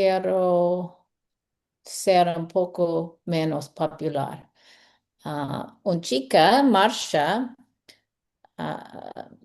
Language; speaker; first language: Spanish; non-native, learner; English